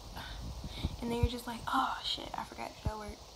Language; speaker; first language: English; native; English